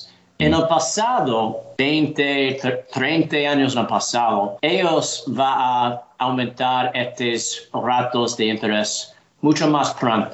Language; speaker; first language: Spanish; non-native, learner; English